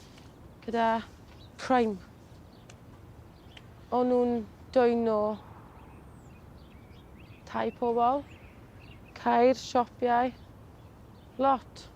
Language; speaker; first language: Welsh; non-native, local second language; English